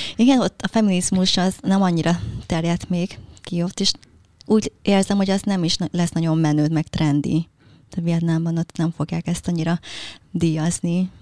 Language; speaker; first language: Hungarian; early bilingual, other home language; Vietnamese